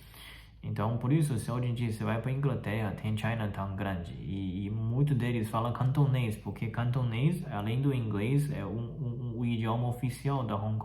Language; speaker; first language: Portuguese; non-native, fluent; Chinese